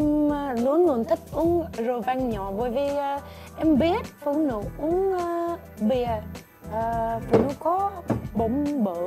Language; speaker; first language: Vietnamese; non-native, learner; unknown